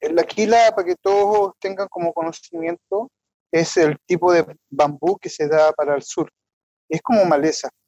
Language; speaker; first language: Spanish; native; Spanish